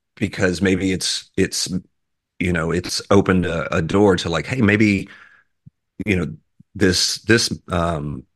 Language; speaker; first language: English; native; English